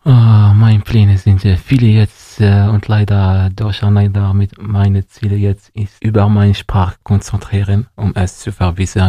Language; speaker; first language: German; non-native, learner; Arabic